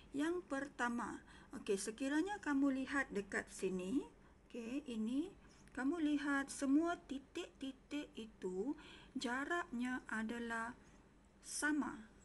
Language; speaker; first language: Malay; non-native, local second language; Iban